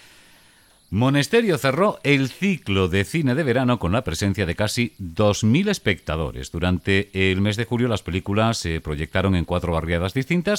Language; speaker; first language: Spanish; native; Spanish